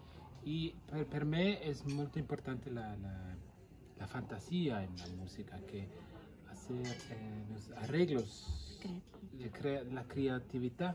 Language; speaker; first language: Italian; non-native, learner; Norwegian